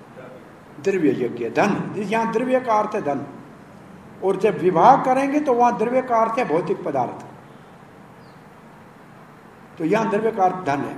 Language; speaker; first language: Hindi; native; Hindi